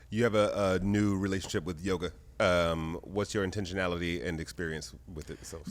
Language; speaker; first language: English; native; English